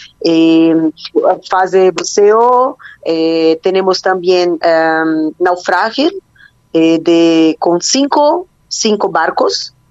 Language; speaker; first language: Spanish; non-native, learner; Portuguese